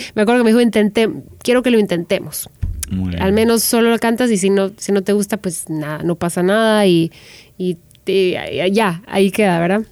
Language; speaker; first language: Spanish; native; Spanish